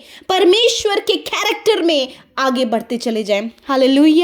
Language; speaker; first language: Hindi; native; Hindi